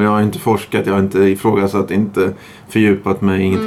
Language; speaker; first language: Swedish; native; Swedish